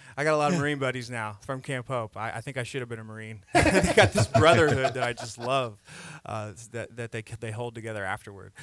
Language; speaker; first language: English; native; English